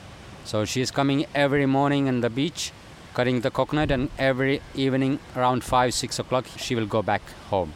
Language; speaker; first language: English; non-native, local second language; Malayalam